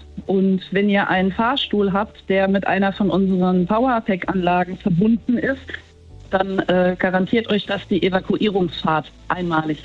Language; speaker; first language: German; native; German